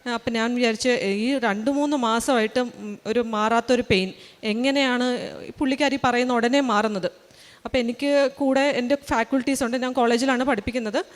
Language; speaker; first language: Malayalam; early bilingual, heritage; Malayalam